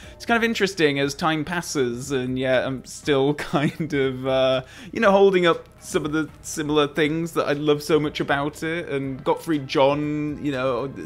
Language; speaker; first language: English; native; English